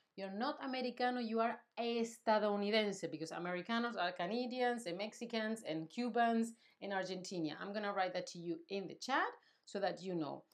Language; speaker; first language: English; non-native, fluent; Spanish